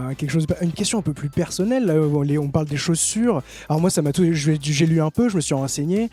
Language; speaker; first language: French; native; French